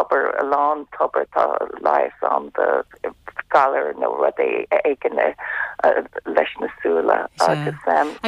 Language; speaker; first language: Irish; native; Irish